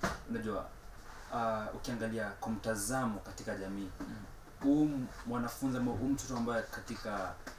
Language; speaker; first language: Swahili; non-native, local second language; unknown